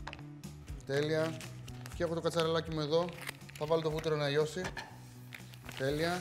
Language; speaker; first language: Greek; native; Greek